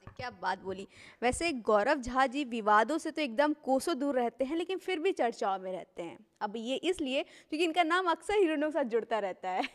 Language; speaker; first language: Hindi; native; Hindi